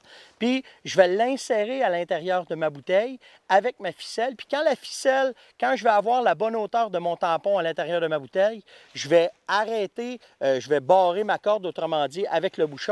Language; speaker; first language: French; native; French